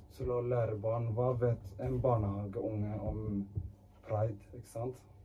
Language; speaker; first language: Norwegian; early bilingual, other home language; Urdu